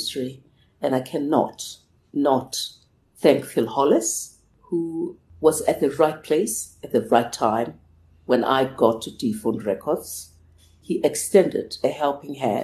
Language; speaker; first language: English; non-native, local second language; Zulu